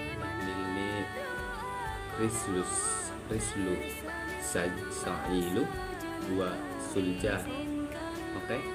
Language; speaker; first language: Arabic; non-native, learner; Indonesian